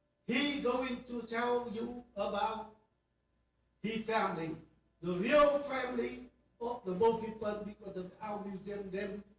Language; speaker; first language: English; non-native, learner; Vietnamese